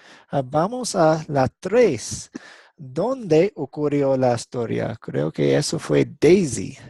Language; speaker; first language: Spanish; non-native, fluent; English